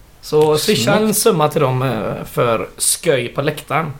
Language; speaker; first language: Swedish; native; Swedish